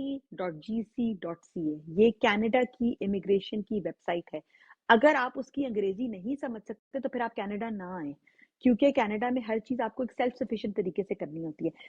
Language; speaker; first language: Urdu; native; Urdu